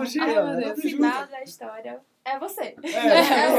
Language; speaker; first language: Portuguese; native; Portuguese